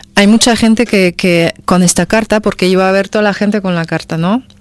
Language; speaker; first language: Spanish; non-native, fluent; French